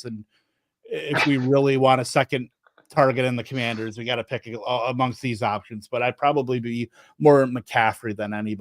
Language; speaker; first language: English; native; English